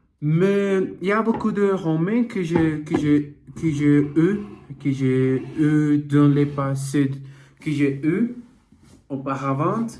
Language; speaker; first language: French; non-native, learner; Portuguese